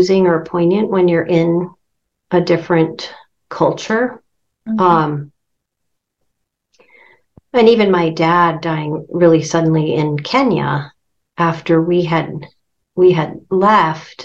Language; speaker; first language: English; native; English